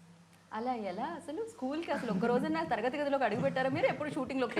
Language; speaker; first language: Telugu; native; Telugu